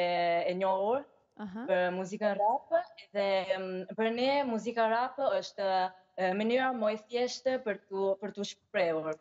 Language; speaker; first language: Albanian; early bilingual, heritage; Albanian